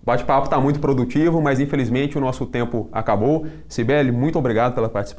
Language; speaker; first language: Portuguese; native; Portuguese